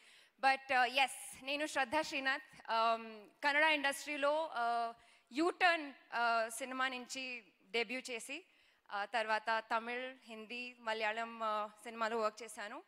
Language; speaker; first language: Telugu; non-native, learner; Kannada